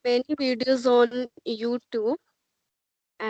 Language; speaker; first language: English; non-native, learner; Hindi